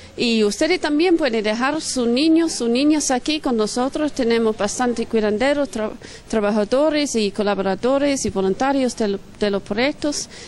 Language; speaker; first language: Spanish; non-native, fluent; English